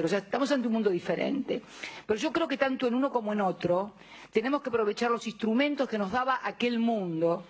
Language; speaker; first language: Spanish; native; Spanish